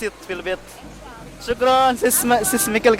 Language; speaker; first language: Arabic; non-native, learner; Indonesian